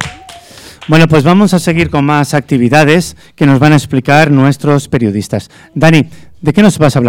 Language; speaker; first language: Spanish; native; Spanish